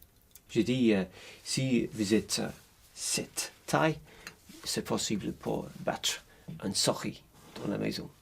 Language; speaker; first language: French; non-native, learner; English